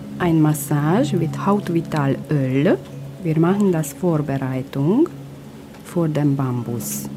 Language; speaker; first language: German; non-native, learner; Hungarian